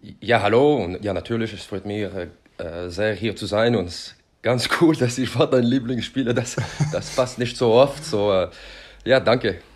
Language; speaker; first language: German; non-native, learner; French